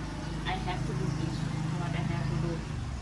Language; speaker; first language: English; non-native, learner; Thai